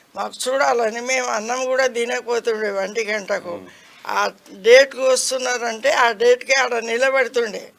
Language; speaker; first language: Telugu; non-native, local second language; Lambadi